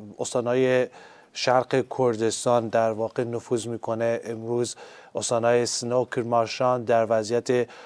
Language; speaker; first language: Persian; non-native, local second language; Central Kurdish